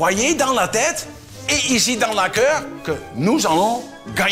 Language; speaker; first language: French; non-native, learner; Dutch